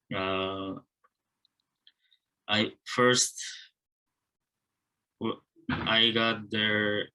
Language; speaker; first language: English; non-native, learner; Japanese